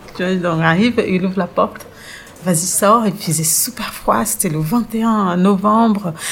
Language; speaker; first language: French; non-native, fluent; Portuguese